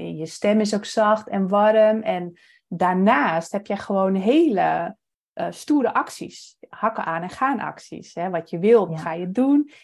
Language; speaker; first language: Dutch; native; Dutch